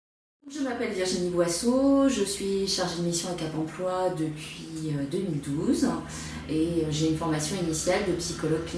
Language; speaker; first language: French; native; French